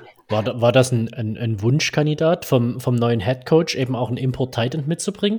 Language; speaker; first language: German; native; German